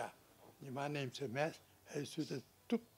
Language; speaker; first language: Dutch; non-native, local second language; Sranan Tongo